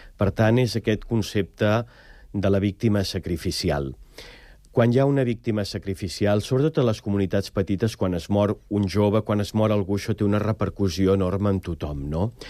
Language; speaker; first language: Catalan; native; Catalan